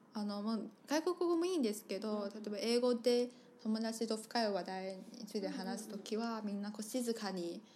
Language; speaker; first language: Japanese; non-native, fluent; Chinese